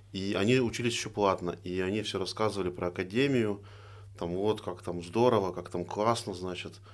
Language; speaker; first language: Russian; native; Russian